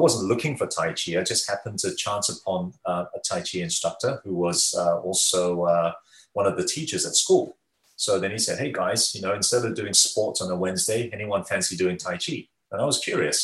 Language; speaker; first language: English; native; English